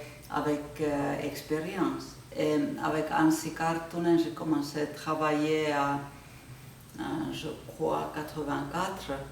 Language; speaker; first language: French; non-native, fluent; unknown